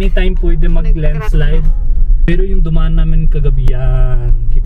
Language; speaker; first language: Filipino; non-native, learner; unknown